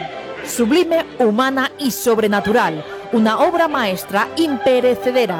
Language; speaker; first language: Spanish; native; Spanish